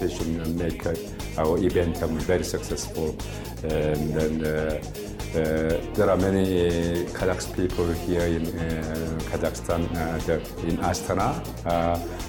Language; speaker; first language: English; non-native, learner; Korean